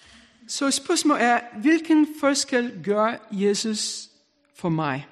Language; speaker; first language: Danish; non-native, learner; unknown